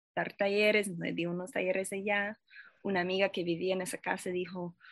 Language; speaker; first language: Spanish; non-native, fluent; English